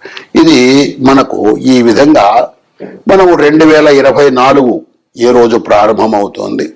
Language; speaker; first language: Telugu; native; Telugu